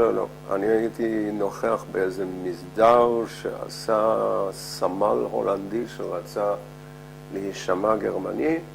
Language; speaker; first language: Hebrew; non-native, fluent; Dutch